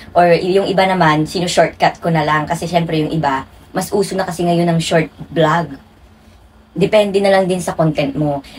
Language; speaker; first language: Filipino; native; Filipino